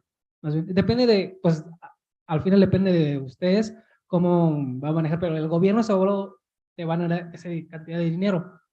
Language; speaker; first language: Spanish; early bilingual, heritage; Spanish